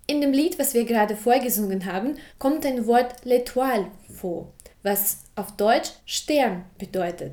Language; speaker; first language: German; non-native, fluent; Russian